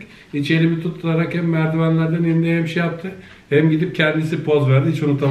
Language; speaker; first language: Turkish; native; Turkish